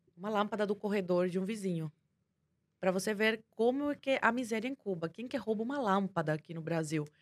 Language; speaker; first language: Portuguese; early bilingual, other home language; Spanish